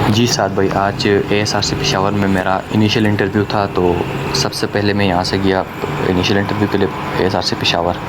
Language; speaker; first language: Urdu; non-native, local second language; Khowar